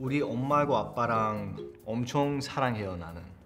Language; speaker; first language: Korean; non-native, learner; English